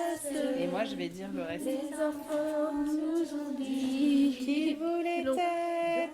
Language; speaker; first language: French; native; French